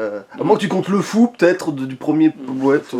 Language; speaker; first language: French; native; French